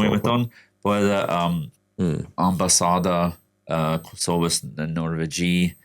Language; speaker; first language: Albanian; non-native, fluent; English